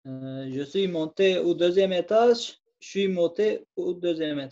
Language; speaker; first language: French; non-native, learner; Kurdish